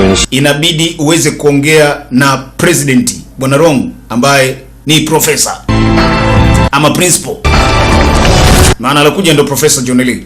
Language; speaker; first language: Swahili; native; Swahili